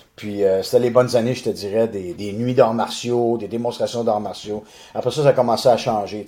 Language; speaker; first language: French; native; French